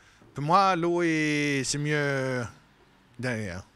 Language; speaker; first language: French; non-native, learner; Swedish